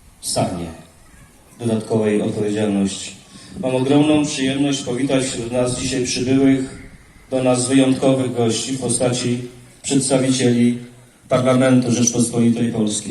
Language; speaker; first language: Polish; native; Polish